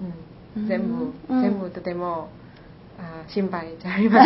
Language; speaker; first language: Japanese; non-native, learner; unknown